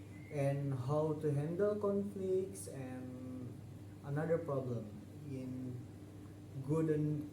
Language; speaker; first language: English; non-native, fluent; Indonesian